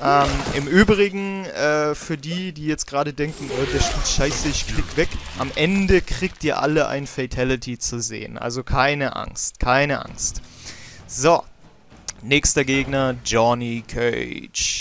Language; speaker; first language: German; native; German